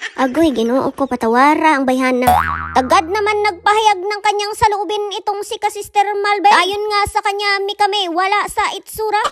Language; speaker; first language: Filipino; non-native, local second language; Cebuano